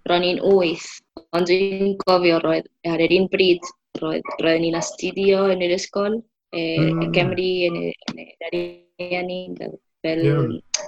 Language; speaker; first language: Welsh; non-native, fluent; Spanish